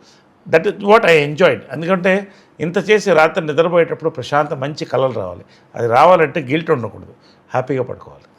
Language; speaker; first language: Telugu; native; Telugu